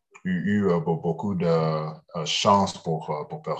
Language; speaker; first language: French; early bilingual, heritage; English